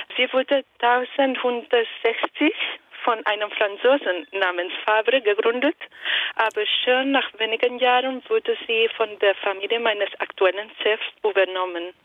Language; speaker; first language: German; non-native, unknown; Italian